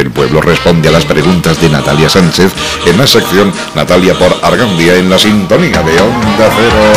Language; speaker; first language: Spanish; native; Spanish